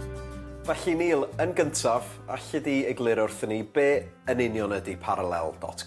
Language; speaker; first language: Welsh; native; Welsh